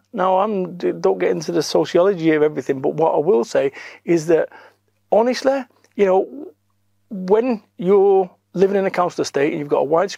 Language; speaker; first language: English; native; English